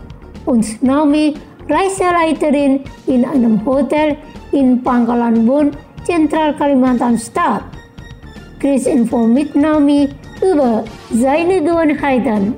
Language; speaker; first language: German; non-native, fluent; Indonesian